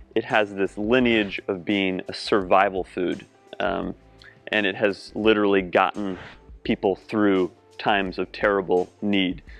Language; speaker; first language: English; native; English